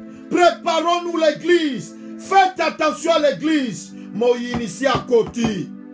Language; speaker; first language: French; non-native, local second language; Lingala